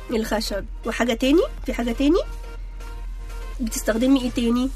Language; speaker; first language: Arabic; native; Arabic